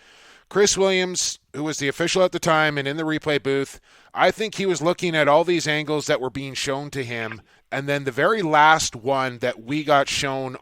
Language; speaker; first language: English; native; English